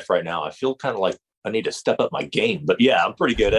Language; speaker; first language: English; native; English